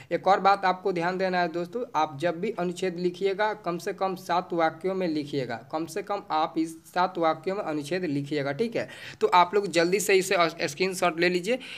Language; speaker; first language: Hindi; native; Hindi